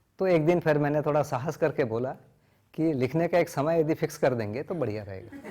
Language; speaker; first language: Hindi; non-native, local second language; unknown